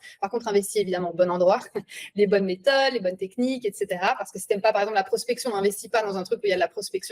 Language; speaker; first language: French; native; French